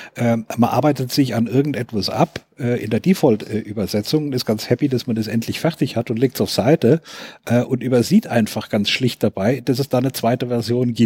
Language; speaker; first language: German; native; German